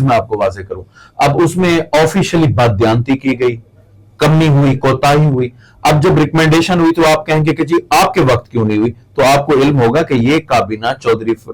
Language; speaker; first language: Urdu; non-native, local second language; Saraiki